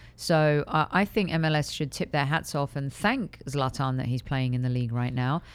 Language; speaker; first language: English; native; English